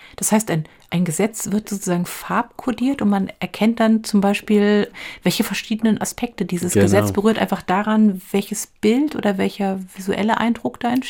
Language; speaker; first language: German; native; German